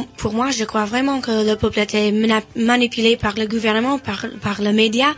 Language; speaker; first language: French; non-native, fluent; English